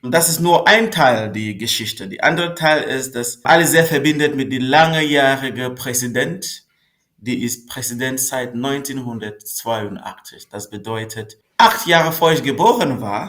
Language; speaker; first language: German; non-native, fluent; Northern Sotho